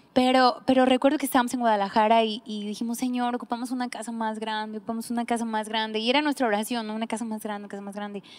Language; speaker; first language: Spanish; native; Spanish